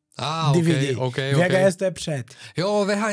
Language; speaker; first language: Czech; non-native, learner; Portuguese